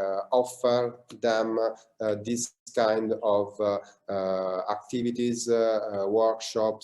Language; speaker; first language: English; non-native, learner; Italian